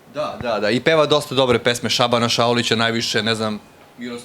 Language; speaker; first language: Bosnian; native; Bosnian